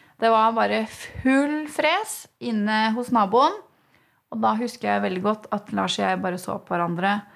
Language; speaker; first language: Norwegian; native; Norwegian